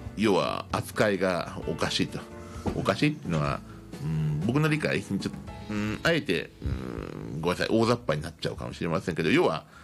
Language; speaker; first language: Japanese; native; Japanese